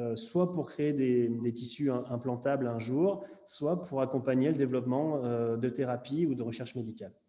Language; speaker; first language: French; native; French